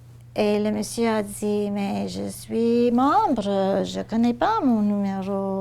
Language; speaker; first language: French; non-native, fluent; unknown